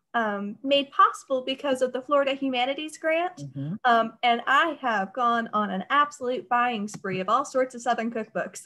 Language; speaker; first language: English; native; English